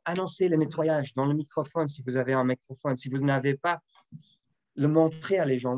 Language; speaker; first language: French; non-native, fluent; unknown